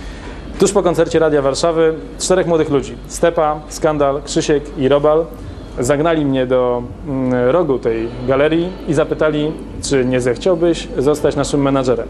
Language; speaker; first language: Polish; native; Polish